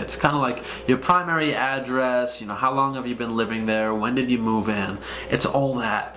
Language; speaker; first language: English; native; English